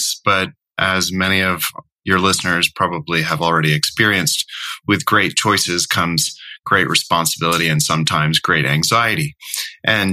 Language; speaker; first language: English; native; English